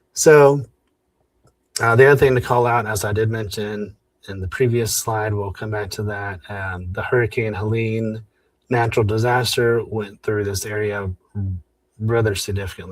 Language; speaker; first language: English; native; English